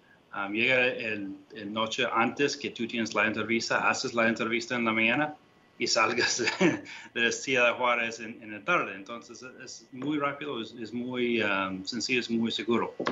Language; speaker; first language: Spanish; non-native, fluent; English